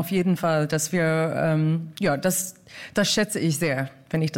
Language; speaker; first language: German; non-native, fluent; English